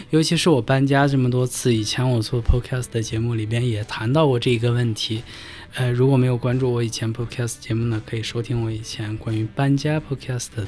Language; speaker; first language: Chinese; native; Chinese